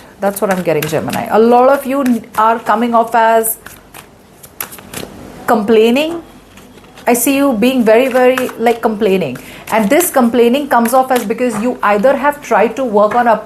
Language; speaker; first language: English; non-native, local second language; Hindi